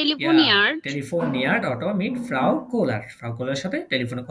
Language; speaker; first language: German; non-native, learner; Bangla